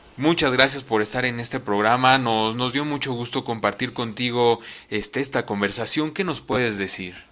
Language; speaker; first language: Spanish; native; Spanish